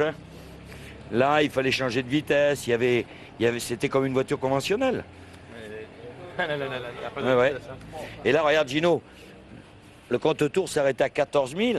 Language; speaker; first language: French; native; French